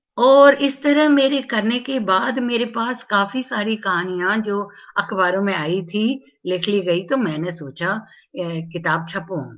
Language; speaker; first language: Hindi; non-native, local second language; Tamil